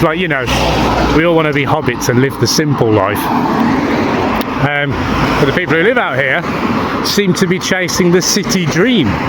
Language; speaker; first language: English; native; English